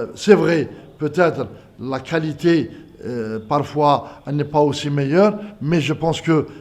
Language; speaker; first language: French; non-native, local second language; Arabic